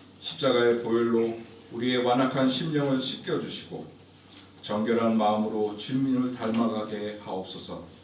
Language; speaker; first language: Korean; native; Korean